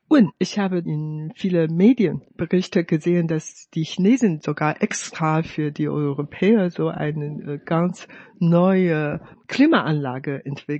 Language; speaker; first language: German; non-native, fluent; Chinese